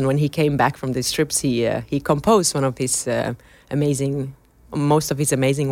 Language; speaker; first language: English; non-native, fluent; Finnish